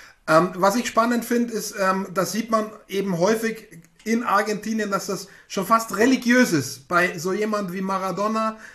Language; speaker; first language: German; native; German